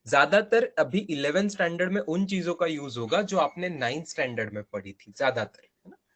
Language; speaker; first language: Hindi; non-native, local second language; Marathi